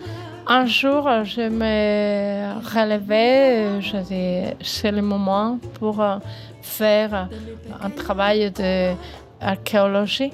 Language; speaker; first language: French; non-native, fluent; Spanish